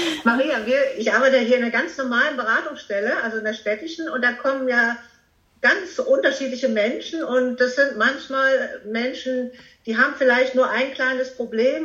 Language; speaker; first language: German; native; German